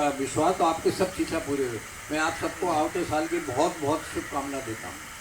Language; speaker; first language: Hindi; non-native, local second language; Gujarati